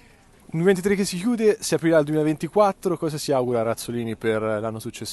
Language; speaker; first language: Italian; native; Italian